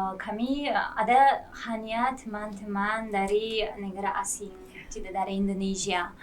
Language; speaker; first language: Indonesian; non-native, learner; Kazakh